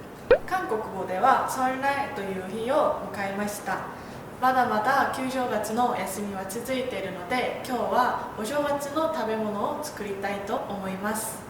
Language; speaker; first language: Japanese; non-native, fluent; Korean